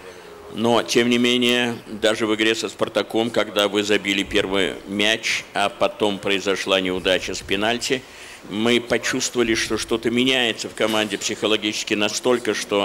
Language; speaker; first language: Russian; native; Russian